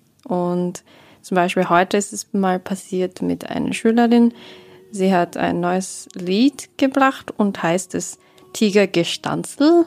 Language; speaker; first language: German; non-native, learner; Japanese